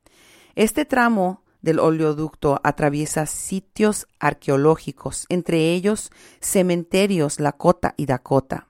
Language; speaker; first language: Spanish; native; Spanish